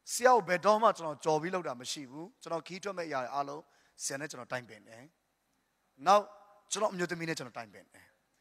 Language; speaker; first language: Burmese; non-native, local second language; Tedim Chin